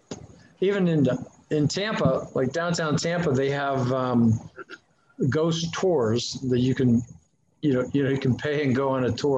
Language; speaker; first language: English; native; English